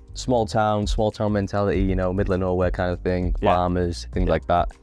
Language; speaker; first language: English; native; English